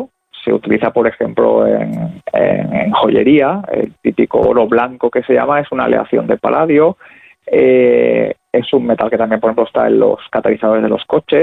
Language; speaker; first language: Spanish; native; Spanish